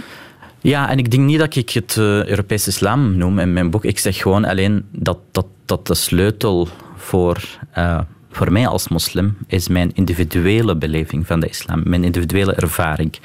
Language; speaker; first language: Dutch; non-native, local second language; Arabic